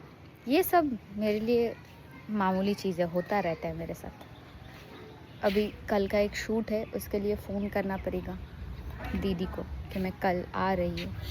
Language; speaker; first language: Hindi; non-native, local second language; Bangla